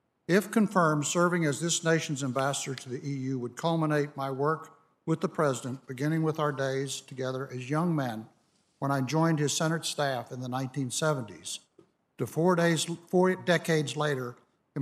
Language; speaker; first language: English; native; English